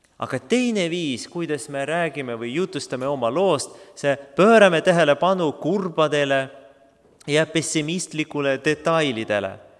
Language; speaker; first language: Estonian; non-native, local second language; Russian